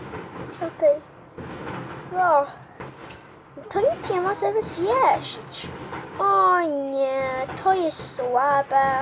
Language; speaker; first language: Polish; early bilingual, heritage; Polish